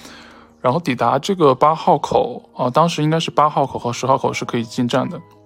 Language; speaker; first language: Chinese; native; Chinese